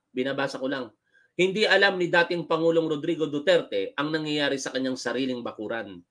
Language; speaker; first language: Filipino; native; Filipino